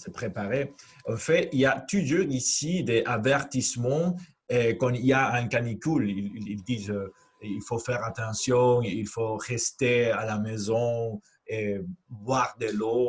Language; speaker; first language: French; non-native, fluent; Spanish